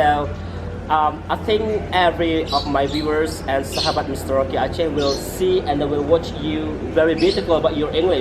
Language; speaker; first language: English; non-native, fluent; Indonesian